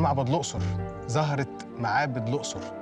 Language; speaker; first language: Arabic; native; Arabic